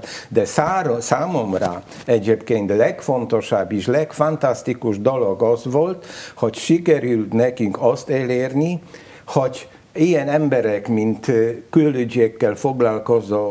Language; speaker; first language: Hungarian; non-native, learner; Polish